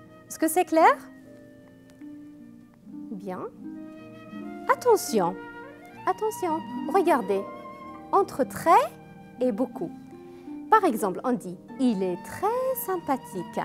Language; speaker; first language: French; non-native, fluent; Arabic